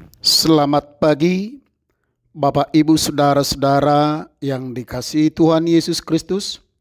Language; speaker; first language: Indonesian; non-native, local second language; Batak Toba